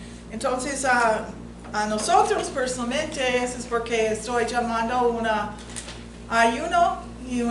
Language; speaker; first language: Spanish; non-native, fluent; English